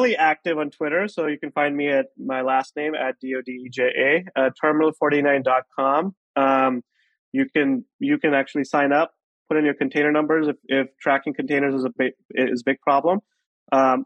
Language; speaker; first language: English; non-native, local second language; Hindi